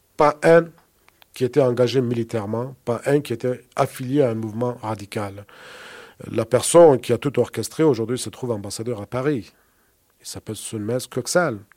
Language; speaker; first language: French; non-native, fluent; Kurdish